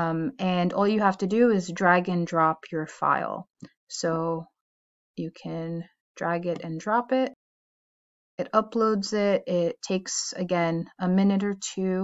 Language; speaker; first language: English; native; English